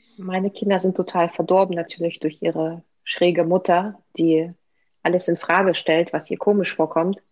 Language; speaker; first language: German; native; German